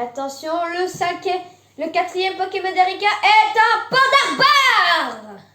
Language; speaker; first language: French; native; French